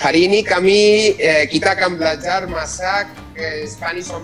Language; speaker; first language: Indonesian; non-native, fluent; Spanish